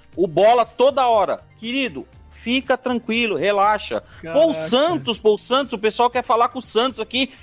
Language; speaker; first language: Portuguese; native; Portuguese